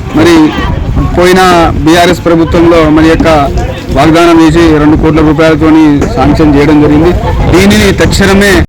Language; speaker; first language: Telugu; non-native, local second language; Lambadi